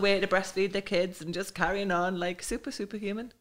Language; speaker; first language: English; native; English